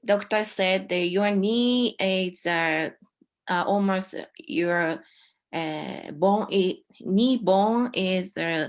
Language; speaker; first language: English; non-native, learner; Japanese